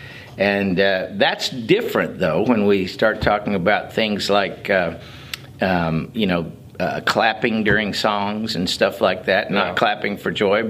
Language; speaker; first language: English; native; English